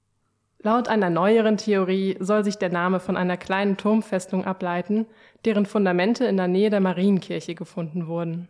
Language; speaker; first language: German; native; German